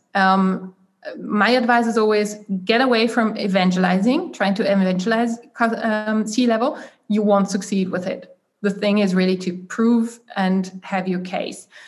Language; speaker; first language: English; non-native, fluent; German